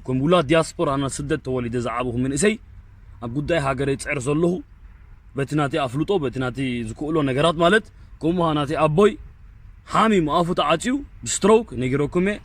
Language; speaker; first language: Tigrinya; early bilingual, heritage; Tigrinya